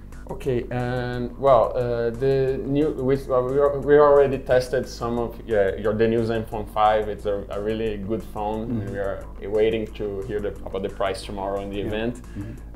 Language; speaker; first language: English; non-native, fluent; Portuguese